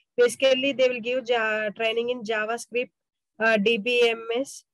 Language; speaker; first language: English; non-native, local second language; Telugu